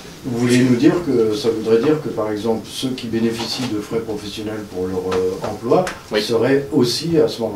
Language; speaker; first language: French; native; French